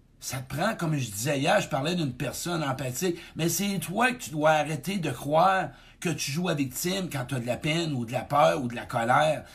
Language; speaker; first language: French; native; French